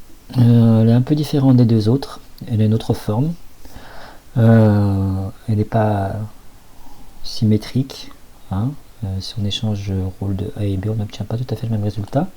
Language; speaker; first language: French; native; French